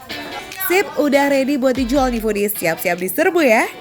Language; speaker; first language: Indonesian; native; Indonesian